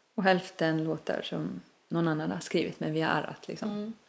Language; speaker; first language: Swedish; non-native, fluent; Icelandic